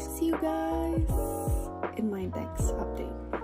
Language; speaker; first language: English; non-native, fluent; Indonesian